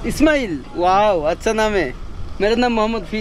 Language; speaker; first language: Hindi; non-native, learner; Bangla